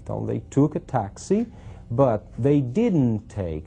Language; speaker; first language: English; non-native, fluent; Portuguese